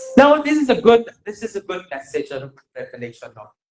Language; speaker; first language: English; non-native, local second language; Filipino